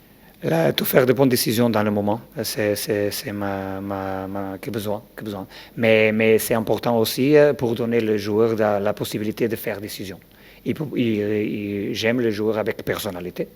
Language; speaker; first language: French; non-native, learner; Portuguese